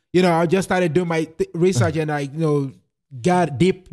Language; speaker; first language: English; non-native, local second language; Yoruba